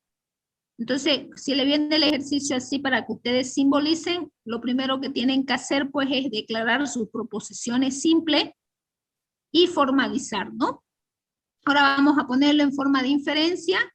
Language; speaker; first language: Spanish; native; Spanish